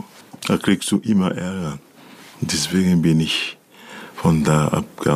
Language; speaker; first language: German; non-native, learner; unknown